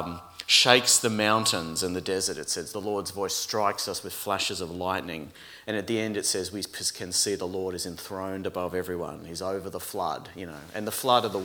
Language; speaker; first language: English; native; English